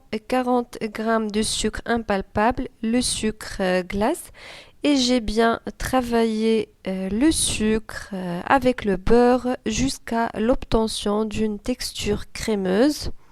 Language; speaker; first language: French; non-native, local second language; Arabic